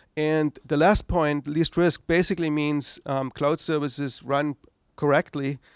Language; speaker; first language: English; non-native, fluent; German